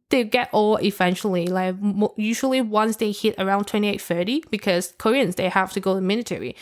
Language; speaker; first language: English; non-native, local second language; Cantonese